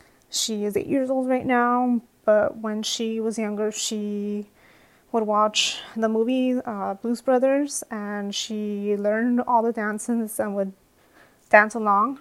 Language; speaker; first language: English; early bilingual, other home language; Spanish